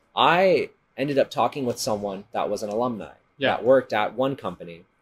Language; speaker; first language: English; native; English